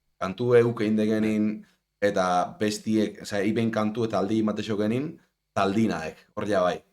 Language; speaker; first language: Basque; native; Basque